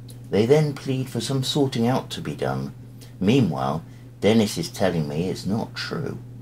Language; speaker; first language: English; native; English